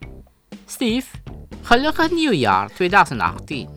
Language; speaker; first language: Dutch; non-native, fluent; Indonesian